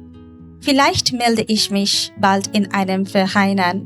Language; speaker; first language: German; non-native, learner; Bangla